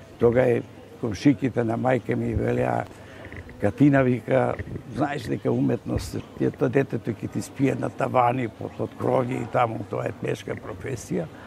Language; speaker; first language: Macedonian; native; Macedonian